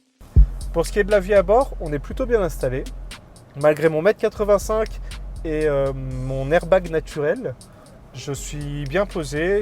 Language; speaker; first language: French; native; French